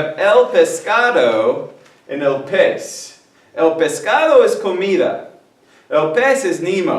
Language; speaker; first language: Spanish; non-native, fluent; English